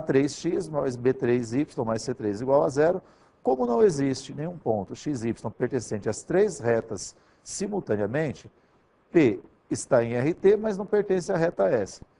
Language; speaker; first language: Portuguese; native; Portuguese